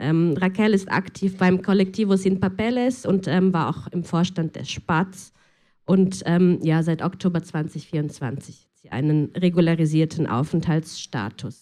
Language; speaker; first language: German; native; German